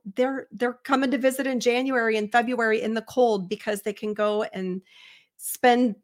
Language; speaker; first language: English; native; English